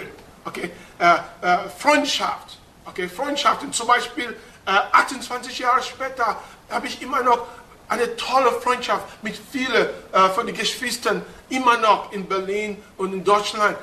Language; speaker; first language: German; non-native, fluent; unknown